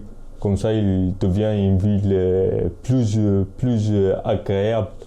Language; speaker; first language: French; non-native, fluent; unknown